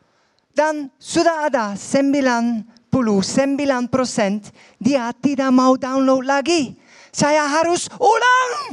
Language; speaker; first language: Indonesian; non-native, learner; Dutch